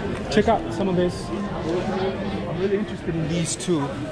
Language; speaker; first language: English; early bilingual, other home language; Spanish